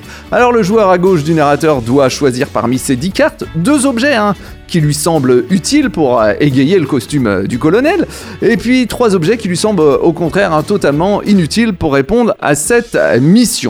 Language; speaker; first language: French; native; French